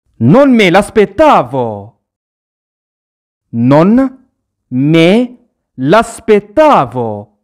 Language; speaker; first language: Italian; non-native, fluent; Arabic